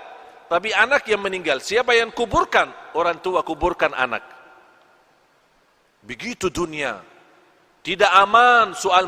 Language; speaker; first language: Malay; non-native, fluent; Arabic